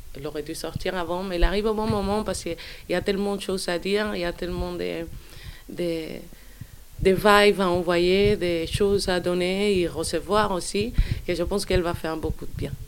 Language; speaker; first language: French; non-native, fluent; Spanish